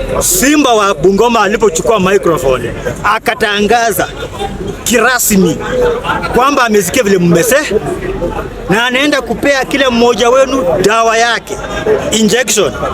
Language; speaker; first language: Swahili; non-native, local second language; Luyia